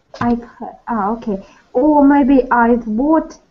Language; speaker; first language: English; non-native, learner; Russian